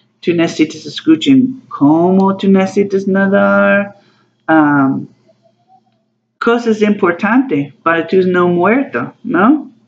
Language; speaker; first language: Spanish; non-native, learner; English